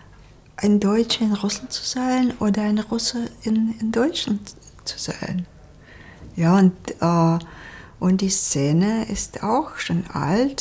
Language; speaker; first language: German; non-native, fluent; Russian